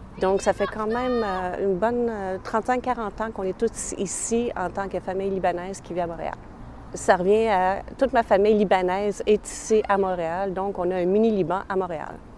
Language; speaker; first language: French; native; French